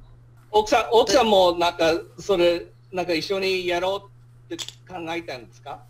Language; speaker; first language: Japanese; non-native, fluent; English